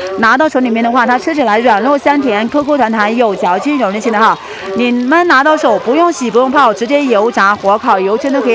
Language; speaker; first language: Chinese; native; Chinese